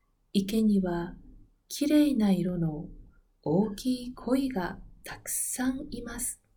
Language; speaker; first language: Japanese; non-native, learner; Spanish